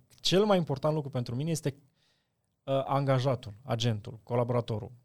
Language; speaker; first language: Romanian; native; Romanian